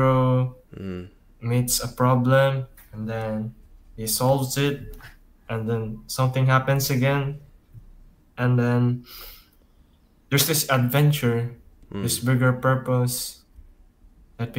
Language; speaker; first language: English; non-native, local second language; Chinese